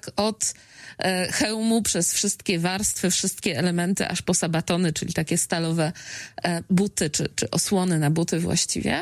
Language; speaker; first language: Polish; native; Polish